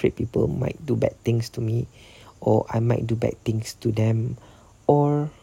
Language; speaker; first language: English; non-native, local second language; Malay